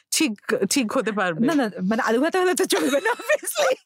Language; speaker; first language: Bangla; early bilingual, heritage; Bangla